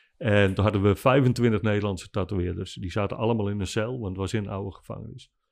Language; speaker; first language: Dutch; non-native, local second language; Western Frisian